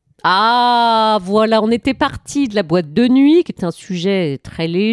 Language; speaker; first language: French; native; French